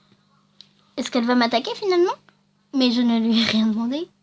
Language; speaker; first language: French; native; French